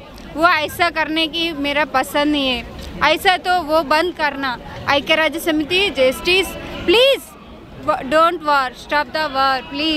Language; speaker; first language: Hindi; non-native, local second language; Telugu